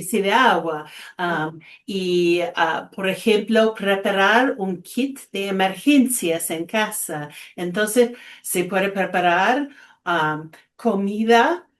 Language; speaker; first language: Spanish; non-native, fluent; English